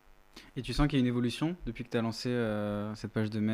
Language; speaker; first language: French; native; French